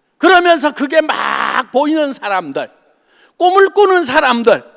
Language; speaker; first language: Korean; native; Korean